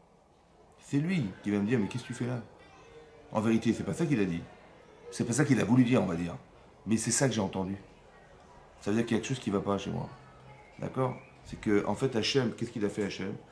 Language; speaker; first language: French; native; French